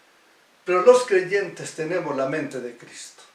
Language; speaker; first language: Spanish; native; Spanish